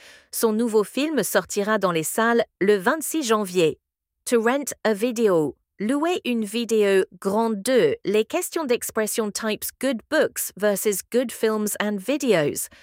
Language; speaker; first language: French; native; French